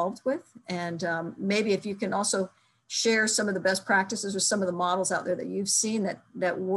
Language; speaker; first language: English; native; English